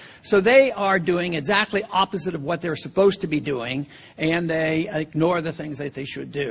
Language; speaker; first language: English; native; English